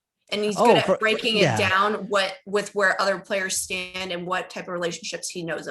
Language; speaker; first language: English; native; English